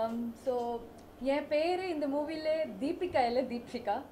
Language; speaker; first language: Tamil; non-native, learner; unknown